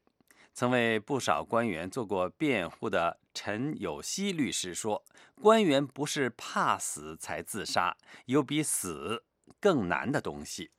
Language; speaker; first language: Chinese; native; Chinese